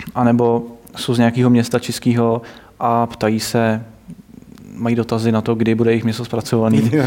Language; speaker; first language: Czech; native; Czech